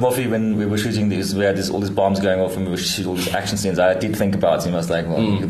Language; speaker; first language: English; native; English